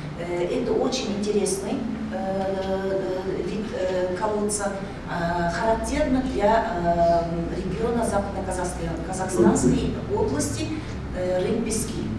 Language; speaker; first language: Russian; non-native, local second language; Kazakh